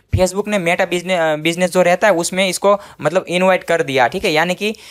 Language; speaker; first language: Hindi; non-native, local second language; Gujarati